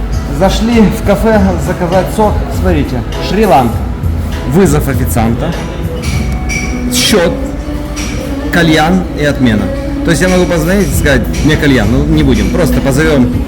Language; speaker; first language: Russian; native; Russian